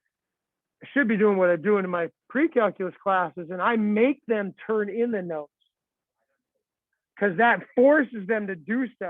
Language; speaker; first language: English; native; English